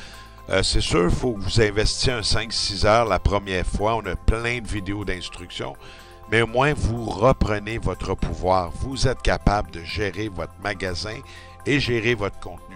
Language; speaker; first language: French; native; French